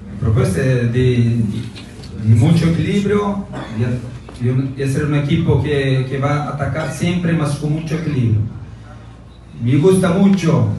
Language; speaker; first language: Spanish; non-native, learner; Portuguese